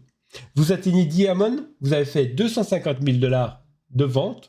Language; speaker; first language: French; native; French